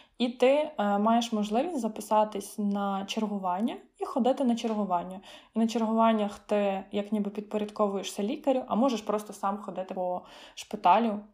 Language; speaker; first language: Ukrainian; native; Ukrainian